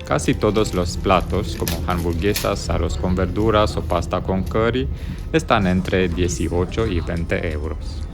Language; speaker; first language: Spanish; non-native, fluent; Romanian